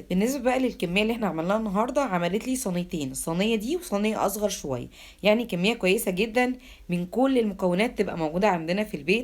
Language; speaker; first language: Arabic; native; Arabic